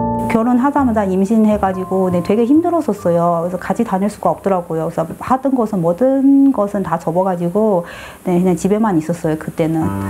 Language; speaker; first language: Korean; non-native, fluent; Chinese